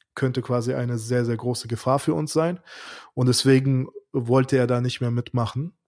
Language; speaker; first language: German; early bilingual, other home language; Azerbaijani